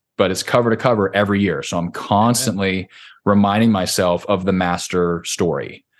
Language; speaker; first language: English; native; English